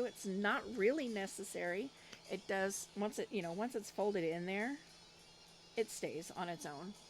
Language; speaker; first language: English; native; English